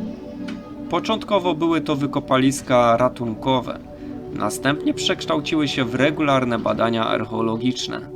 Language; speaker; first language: Polish; native; Polish